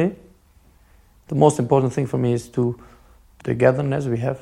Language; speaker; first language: English; non-native, fluent; Albanian